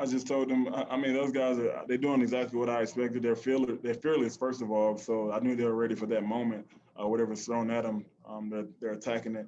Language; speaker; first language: English; native; English